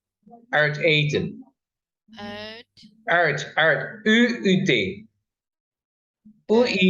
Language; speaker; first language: Dutch; non-native, fluent; Indonesian